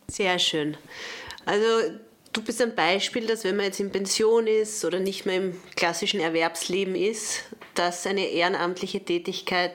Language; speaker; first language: German; native; German